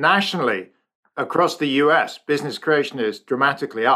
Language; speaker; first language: English; native; English